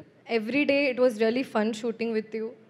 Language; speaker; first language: Telugu; non-native, learner; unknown